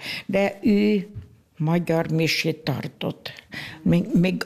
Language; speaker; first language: Hungarian; early bilingual, heritage; Hungarian